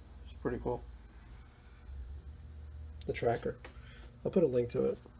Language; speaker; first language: English; native; English